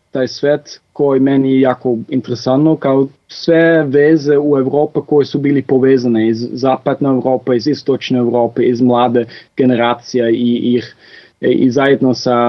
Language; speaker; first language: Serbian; non-native, fluent; Dutch